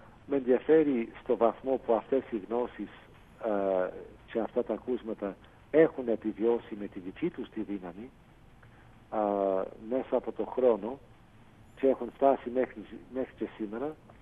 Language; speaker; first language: Greek; non-native, fluent; English